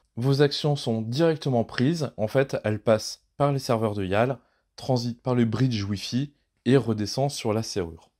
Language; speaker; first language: French; native; French